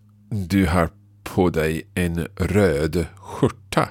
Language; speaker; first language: Swedish; non-native, learner; English